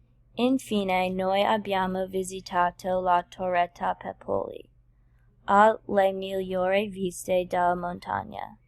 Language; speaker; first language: Italian; non-native, learner; English